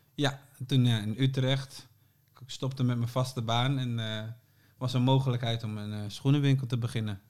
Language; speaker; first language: Dutch; native; Dutch